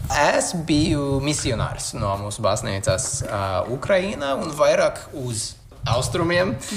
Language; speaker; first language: Latvian; non-native, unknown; English